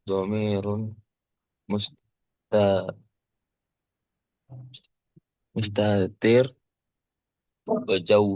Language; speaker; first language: Arabic; non-native, learner; Indonesian